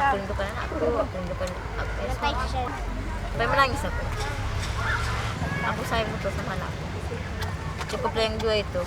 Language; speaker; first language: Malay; non-native, fluent; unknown